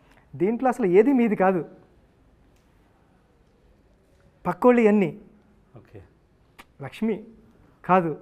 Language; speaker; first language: Telugu; native; Telugu